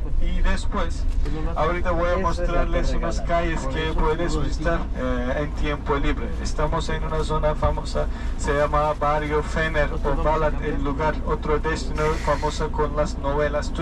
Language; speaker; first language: Spanish; non-native, fluent; Turkish